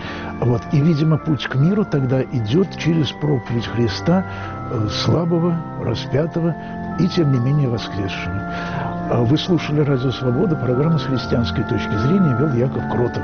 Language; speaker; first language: Russian; native; Russian